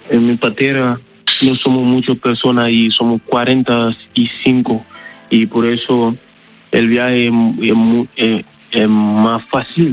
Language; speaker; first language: Spanish; non-native, learner; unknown